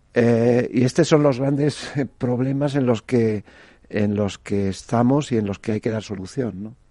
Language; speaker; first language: Spanish; native; Spanish